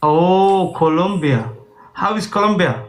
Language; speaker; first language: English; non-native, learner; Oromo